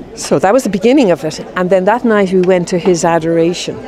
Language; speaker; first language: English; native; English